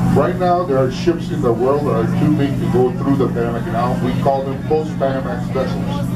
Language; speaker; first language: English; non-native, fluent; Spanish